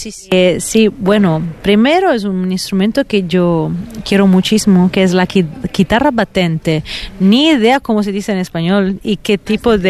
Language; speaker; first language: Spanish; non-native, fluent; Italian